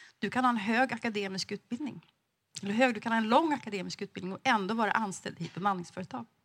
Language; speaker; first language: Swedish; native; Swedish